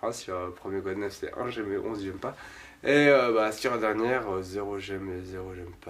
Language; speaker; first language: French; native; French